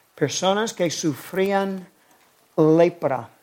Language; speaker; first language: Spanish; non-native, fluent; English